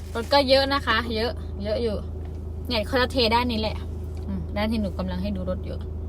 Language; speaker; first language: Thai; non-native, local second language; Khmer